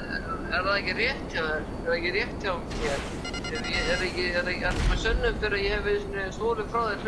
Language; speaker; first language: Icelandic; early bilingual, heritage; Icelandic